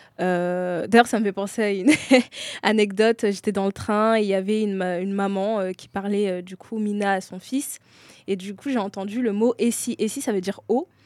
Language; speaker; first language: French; native; French